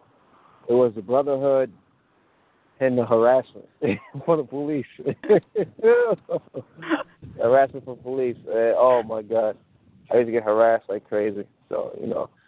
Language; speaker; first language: English; early bilingual, other home language; Mandingo